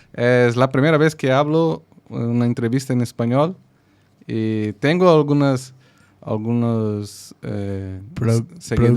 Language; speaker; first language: Spanish; non-native, fluent; Portuguese